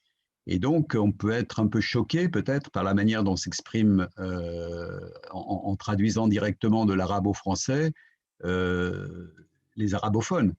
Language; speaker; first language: French; native; French